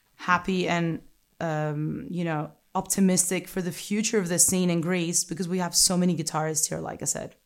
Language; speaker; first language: English; non-native, fluent; Greek